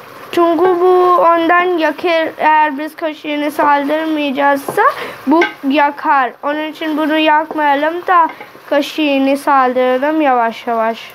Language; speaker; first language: Turkish; non-native, learner; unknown